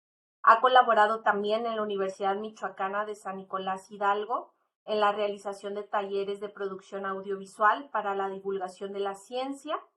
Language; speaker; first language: Spanish; native; Spanish